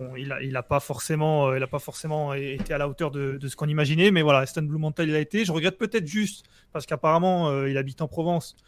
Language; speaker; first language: French; native; French